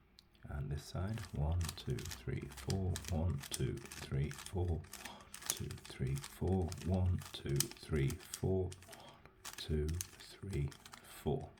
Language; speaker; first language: English; native; English